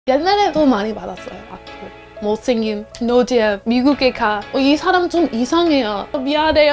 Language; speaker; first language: Korean; non-native, learner; English